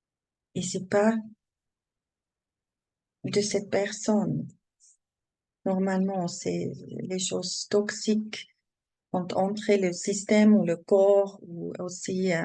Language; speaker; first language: French; non-native, learner; German